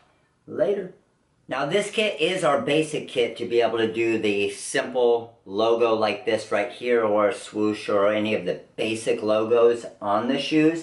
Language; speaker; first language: English; native; English